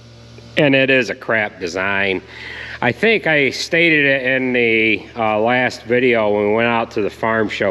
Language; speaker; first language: English; native; English